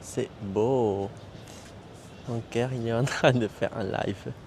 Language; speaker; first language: French; non-native, fluent; Vietnamese